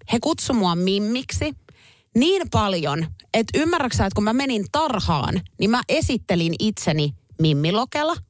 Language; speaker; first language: Finnish; native; Finnish